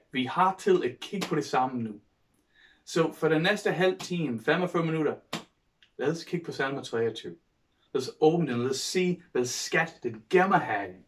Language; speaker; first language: Danish; non-native, fluent; English